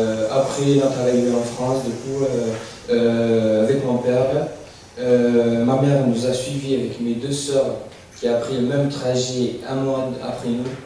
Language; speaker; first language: French; non-native, fluent; Arabic